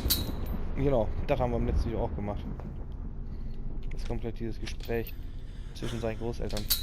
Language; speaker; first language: German; native; German